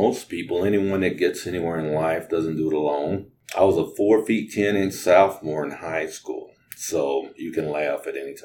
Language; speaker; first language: English; native; English